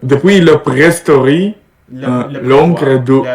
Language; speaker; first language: French; non-native, learner; Russian